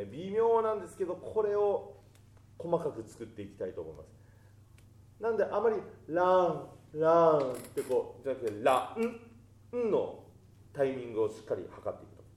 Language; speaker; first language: Japanese; native; Japanese